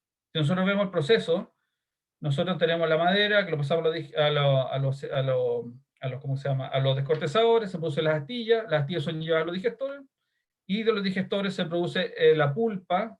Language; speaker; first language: Spanish; native; Spanish